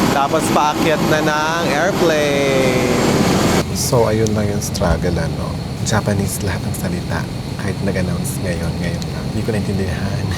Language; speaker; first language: Filipino; native; Filipino